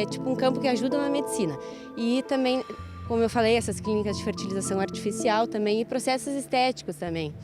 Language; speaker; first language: Portuguese; native; Portuguese